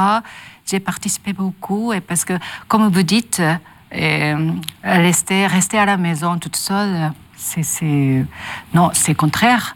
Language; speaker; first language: French; non-native, learner; Japanese